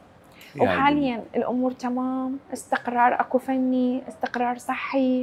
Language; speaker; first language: Arabic; native; Arabic